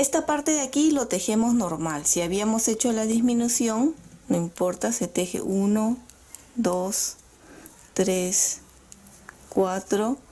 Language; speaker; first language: Spanish; native; Spanish